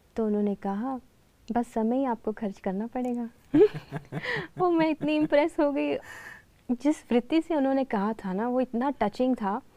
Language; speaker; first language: Hindi; native; Hindi